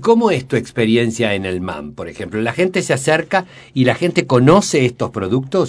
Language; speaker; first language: Spanish; native; Spanish